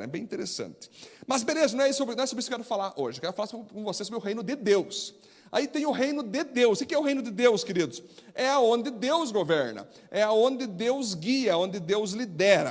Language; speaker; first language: Portuguese; native; Portuguese